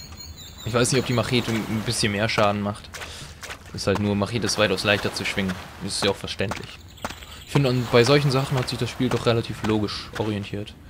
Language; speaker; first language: German; native; German